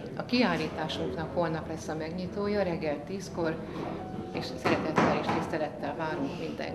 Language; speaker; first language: Hungarian; native; Hungarian